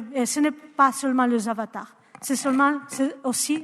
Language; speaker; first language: French; non-native, learner; Spanish